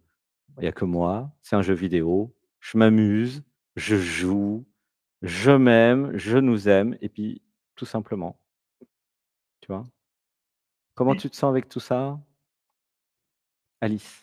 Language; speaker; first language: French; native; French